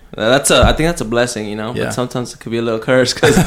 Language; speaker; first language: English; early bilingual, other home language; Spanish